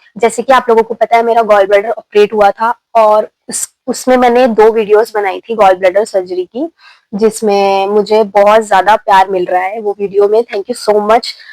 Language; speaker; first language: Hindi; native; Hindi